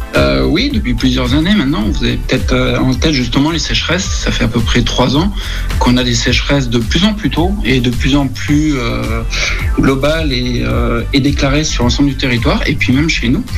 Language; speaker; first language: French; native; French